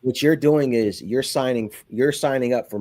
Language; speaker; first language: English; native; English